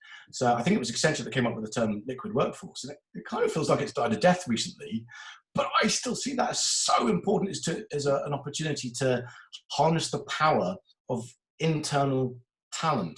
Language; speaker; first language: English; native; English